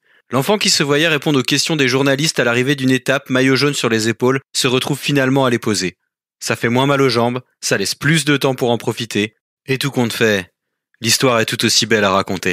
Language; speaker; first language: French; native; French